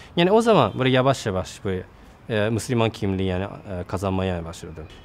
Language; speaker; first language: Turkish; non-native, fluent; Japanese